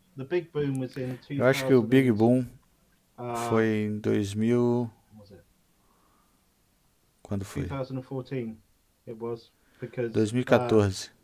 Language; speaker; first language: Portuguese; non-native, learner; English